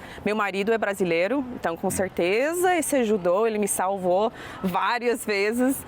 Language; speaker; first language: Portuguese; non-native, fluent; English